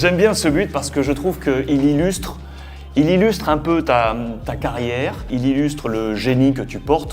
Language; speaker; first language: French; native; French